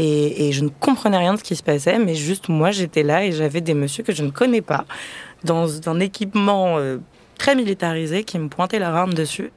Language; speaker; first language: French; native; French